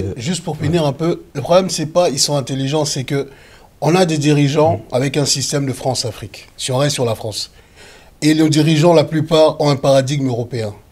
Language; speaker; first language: French; early bilingual, other home language; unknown